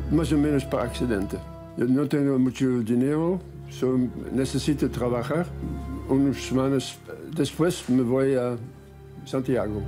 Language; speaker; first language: Spanish; non-native, learner; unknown